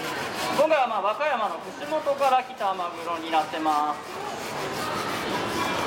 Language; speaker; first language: Japanese; native; Japanese